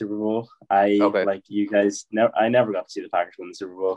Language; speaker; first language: English; native; English